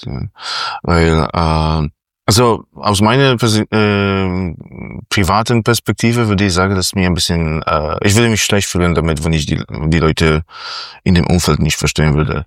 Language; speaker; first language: German; non-native, fluent; Polish